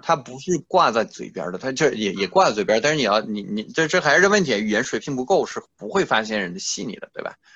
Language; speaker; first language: Chinese; non-native, fluent; French